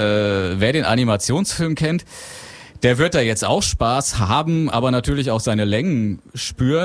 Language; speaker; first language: German; native; German